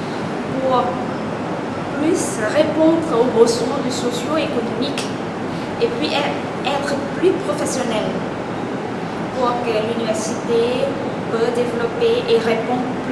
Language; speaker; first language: French; non-native, fluent; Lao